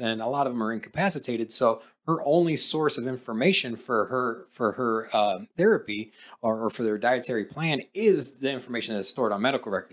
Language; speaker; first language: English; native; English